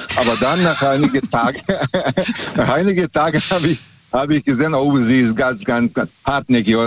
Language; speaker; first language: German; native; German